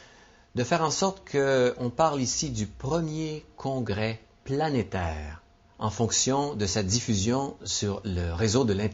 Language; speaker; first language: French; native; French